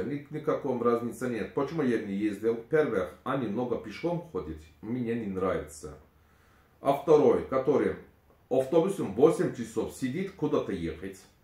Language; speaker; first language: Russian; non-native, learner; Turkish